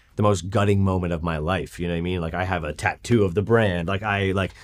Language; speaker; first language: English; native; English